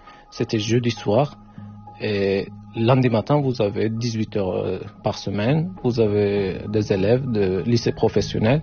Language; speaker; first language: French; non-native, fluent; Turkish